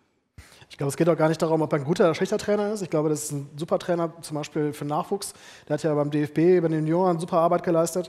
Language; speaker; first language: German; native; German